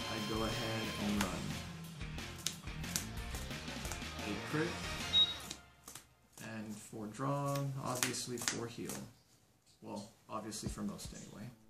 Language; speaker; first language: English; native; English